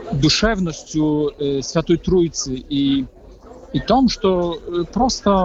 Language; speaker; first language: Russian; non-native, fluent; Polish